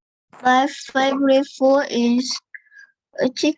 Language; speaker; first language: English; non-native, learner; Vietnamese